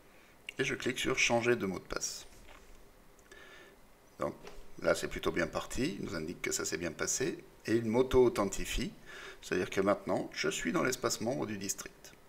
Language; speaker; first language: French; native; French